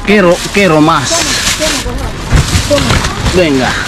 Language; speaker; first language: Spanish; non-native, learner; Filipino